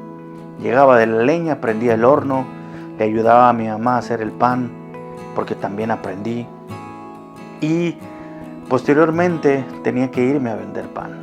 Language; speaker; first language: Spanish; native; Spanish